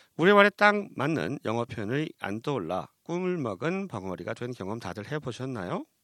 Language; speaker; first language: Korean; native; Korean